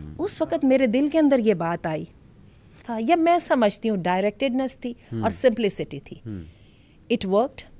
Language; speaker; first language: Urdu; native; Urdu